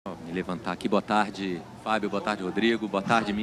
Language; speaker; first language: Portuguese; native; Portuguese